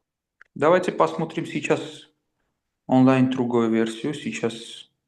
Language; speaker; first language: Russian; non-native, fluent; Armenian